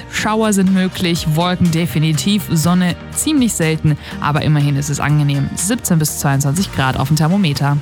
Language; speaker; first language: German; native; German